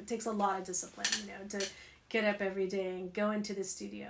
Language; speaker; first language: English; native; English